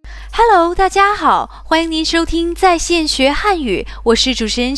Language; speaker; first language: Chinese; native; Chinese